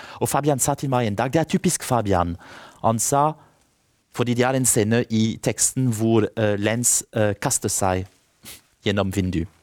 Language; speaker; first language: Norwegian; non-native, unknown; French